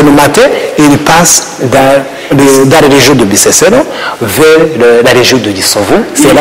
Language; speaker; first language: French; non-native, learner; Kinyarwanda